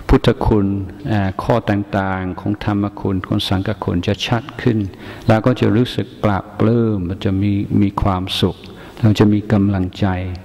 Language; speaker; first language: Thai; non-native, fluent; English